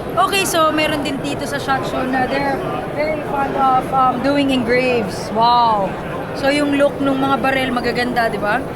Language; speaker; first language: Filipino; native; Filipino